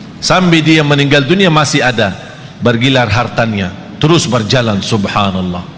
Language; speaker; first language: Malay; non-native, fluent; Arabic